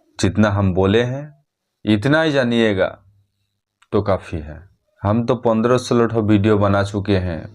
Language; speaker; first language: Hindi; non-native, fluent; Bangla